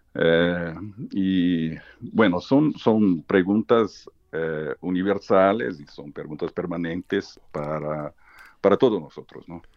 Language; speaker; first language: Spanish; early bilingual, heritage; Portuguese